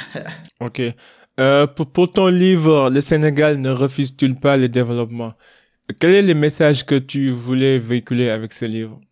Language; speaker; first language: French; non-native, local second language; Wolof